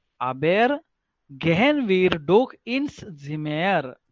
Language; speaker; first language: German; non-native, fluent; Marathi